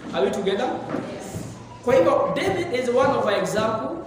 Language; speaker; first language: English; non-native, local second language; Swahili